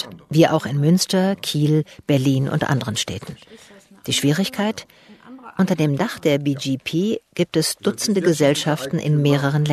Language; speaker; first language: German; native; German